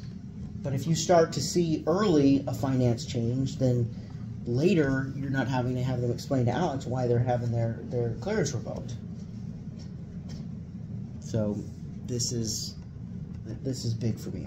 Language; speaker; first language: English; native; English